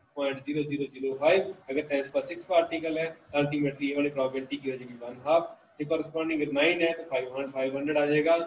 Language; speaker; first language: Hindi; non-native, local second language; Punjabi